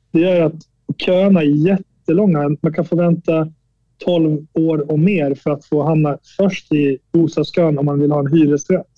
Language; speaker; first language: Swedish; early bilingual, other home language; Albanian